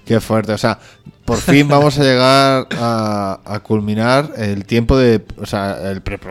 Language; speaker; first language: Spanish; native; Spanish